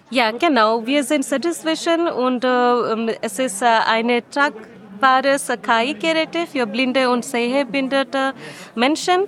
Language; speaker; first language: German; non-native, learner; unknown